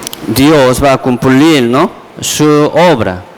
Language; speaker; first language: Spanish; non-native, fluent; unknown